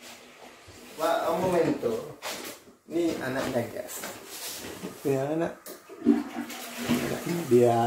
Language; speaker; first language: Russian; non-native, learner; Indonesian